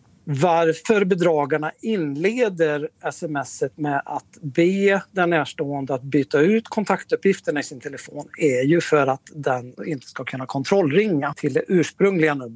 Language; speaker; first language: Swedish; native; Swedish